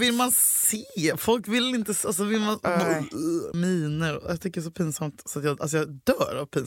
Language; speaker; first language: Swedish; native; Swedish